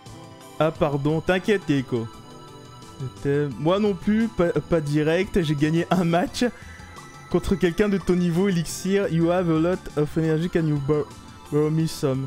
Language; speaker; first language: French; native; French